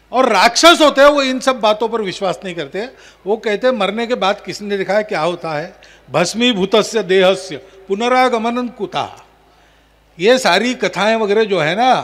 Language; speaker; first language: Hindi; non-native, local second language; Marathi